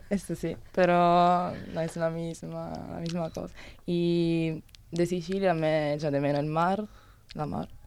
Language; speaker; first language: Spanish; non-native, learner; Italian